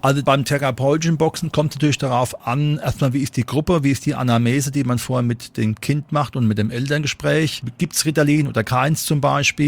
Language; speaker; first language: German; native; German